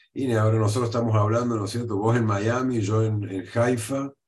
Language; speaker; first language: Spanish; native; Spanish